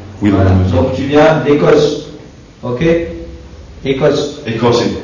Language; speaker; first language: French; native; French